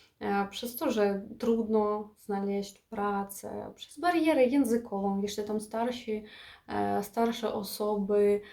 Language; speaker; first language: Polish; non-native, fluent; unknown